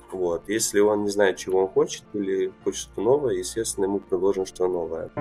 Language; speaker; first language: Russian; early bilingual, other home language; Romanian